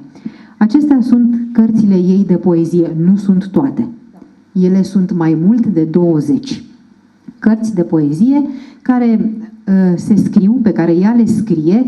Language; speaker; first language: Romanian; native; Romanian